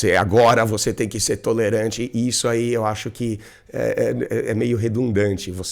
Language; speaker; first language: Portuguese; non-native, fluent; English